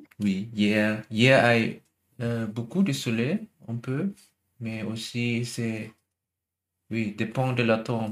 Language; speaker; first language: French; non-native, learner; German